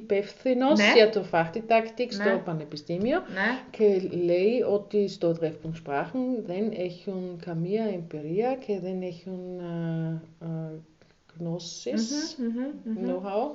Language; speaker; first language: Greek; non-native, learner; German